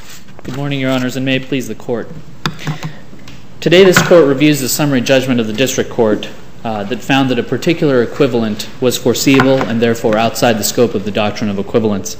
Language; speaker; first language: English; native; English